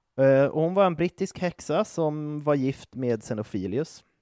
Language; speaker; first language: Swedish; native; Swedish